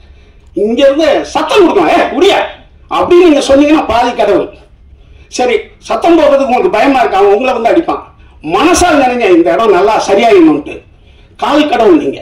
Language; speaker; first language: Tamil; native; Tamil